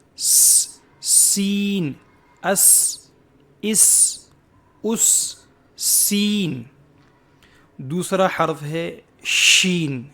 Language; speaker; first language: Urdu; native; Urdu